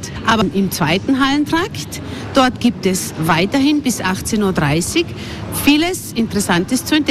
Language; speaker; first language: German; native; German